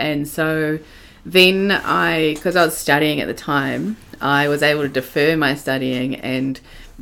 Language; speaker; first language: English; native; English